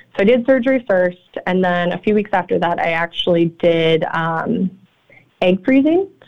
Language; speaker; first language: English; native; English